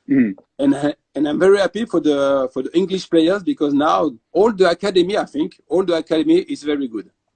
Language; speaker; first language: English; non-native, fluent; French